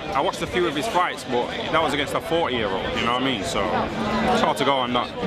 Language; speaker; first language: English; native; English